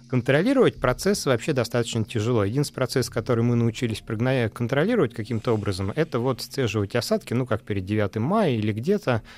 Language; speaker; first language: Russian; native; Russian